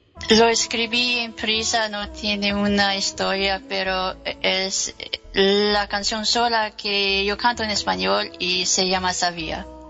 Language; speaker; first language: Spanish; non-native, learner; English